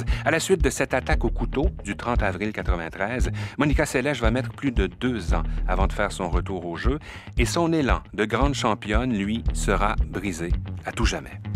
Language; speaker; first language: French; native; French